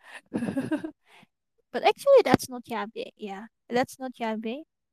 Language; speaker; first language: English; non-native, learner; Indonesian